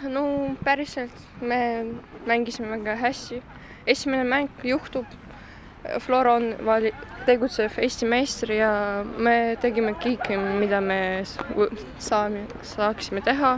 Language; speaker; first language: Estonian; non-native, local second language; Russian